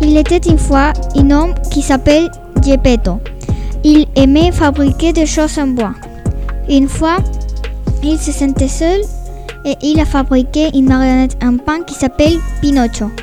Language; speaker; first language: French; non-native, learner; Spanish